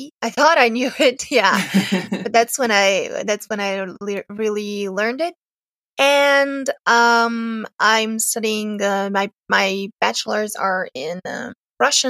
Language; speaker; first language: English; non-native, fluent; Serbian